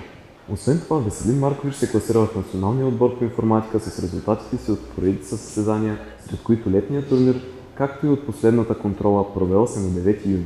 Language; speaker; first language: Bulgarian; native; Bulgarian